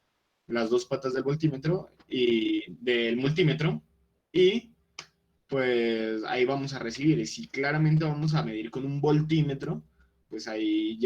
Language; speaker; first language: Spanish; native; Spanish